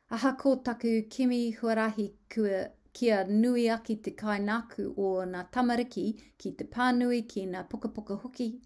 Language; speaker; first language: Māori; non-native, local second language; English